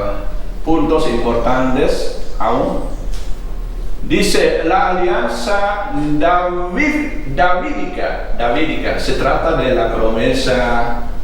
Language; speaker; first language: Spanish; non-native, fluent; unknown